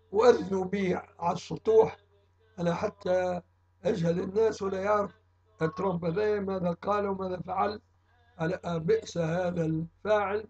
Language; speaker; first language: Arabic; native; Arabic